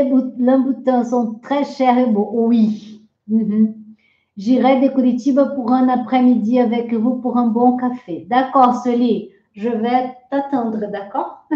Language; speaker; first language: French; non-native, fluent; Portuguese